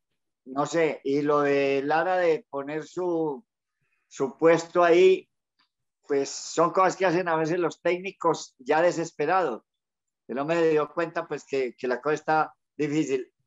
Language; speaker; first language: Spanish; native; Spanish